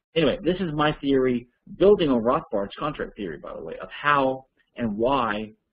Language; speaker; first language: English; native; English